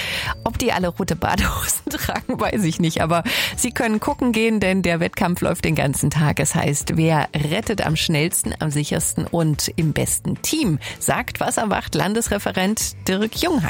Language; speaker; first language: German; native; German